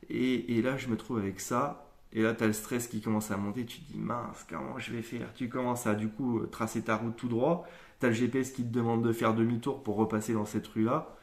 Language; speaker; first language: French; native; French